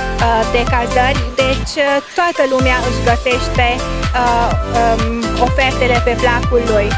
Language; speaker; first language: Romanian; non-native, fluent; Hungarian